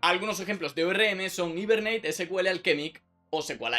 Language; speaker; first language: Spanish; native; Spanish